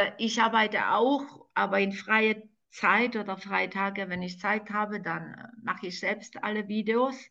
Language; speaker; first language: German; non-native, fluent; Serbian